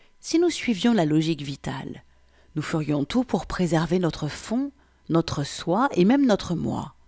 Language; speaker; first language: French; native; French